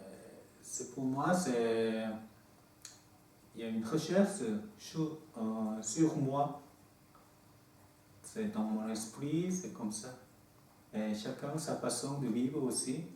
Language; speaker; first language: French; non-native, learner; Korean